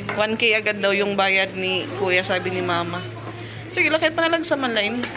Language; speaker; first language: Filipino; non-native, local second language; Waray